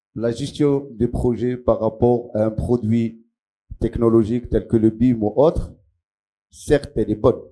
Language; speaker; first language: French; non-native, local second language; Arabic